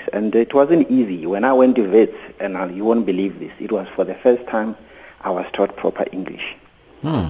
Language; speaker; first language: English; non-native, local second language; Venda